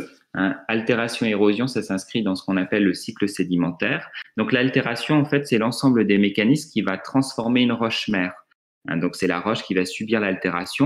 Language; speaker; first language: French; native; French